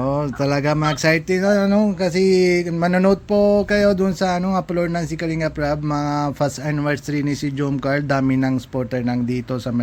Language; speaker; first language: Filipino; non-native, learner; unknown